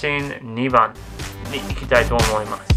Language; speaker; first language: Japanese; non-native, learner; English